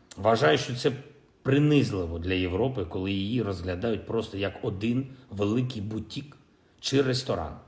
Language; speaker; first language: Ukrainian; non-native, local second language; Russian